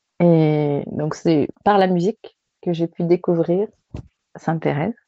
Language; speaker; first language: French; native; French